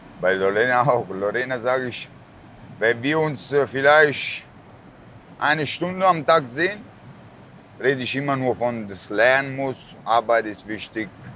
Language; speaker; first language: German; non-native, fluent; Italian